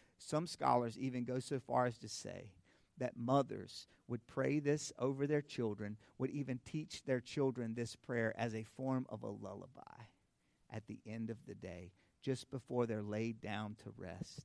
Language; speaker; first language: English; native; English